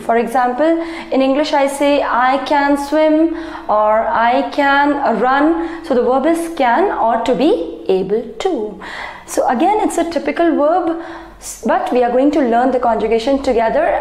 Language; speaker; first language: English; non-native, local second language; Hindi